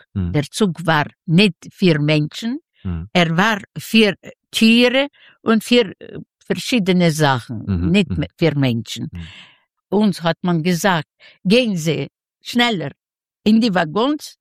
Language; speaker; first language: German; non-native, learner; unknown